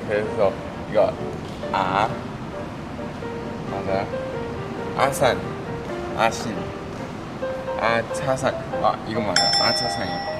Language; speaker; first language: Korean; non-native, learner; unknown